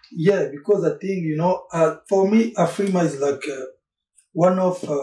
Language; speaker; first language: English; non-native, learner; French